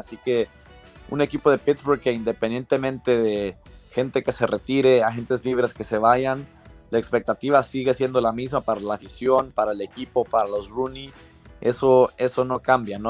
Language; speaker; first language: Spanish; native; Spanish